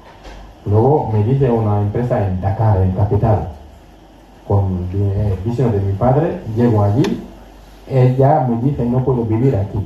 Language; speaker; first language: Spanish; non-native, learner; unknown